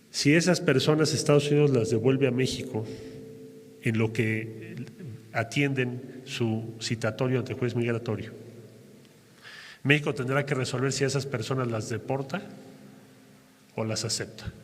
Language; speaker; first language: Spanish; native; Spanish